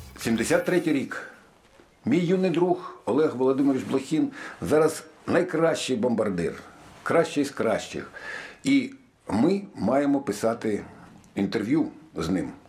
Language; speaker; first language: Ukrainian; native; Ukrainian